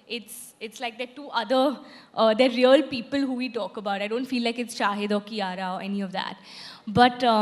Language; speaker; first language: English; non-native, local second language; Hindi